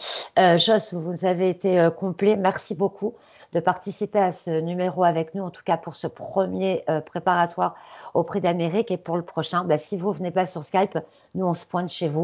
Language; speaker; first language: French; native; French